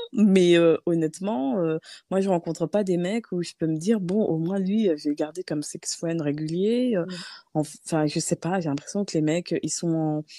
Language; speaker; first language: French; native; French